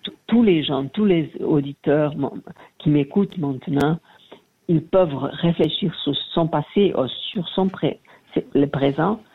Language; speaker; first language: French; non-native, learner; Portuguese